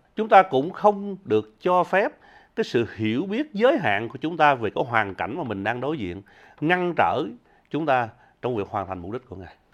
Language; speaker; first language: Vietnamese; early bilingual, heritage; Vietnamese